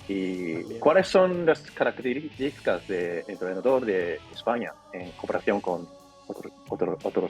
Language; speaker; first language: Spanish; non-native, fluent; Japanese